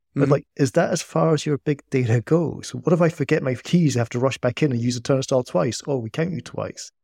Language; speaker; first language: English; native; English